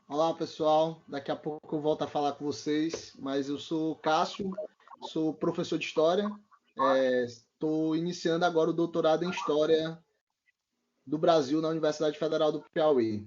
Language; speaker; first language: Portuguese; native; Portuguese